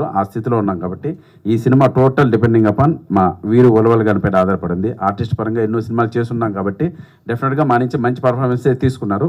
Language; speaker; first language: Telugu; native; Telugu